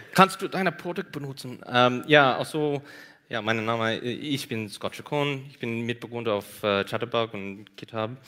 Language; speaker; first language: German; non-native, learner; English